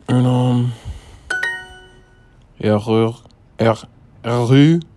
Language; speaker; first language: French; non-native, learner; English